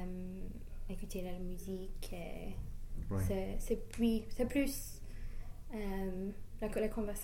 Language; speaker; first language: French; non-native, learner; English